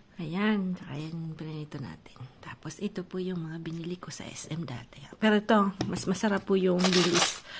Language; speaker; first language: Filipino; non-native, local second language; Bikol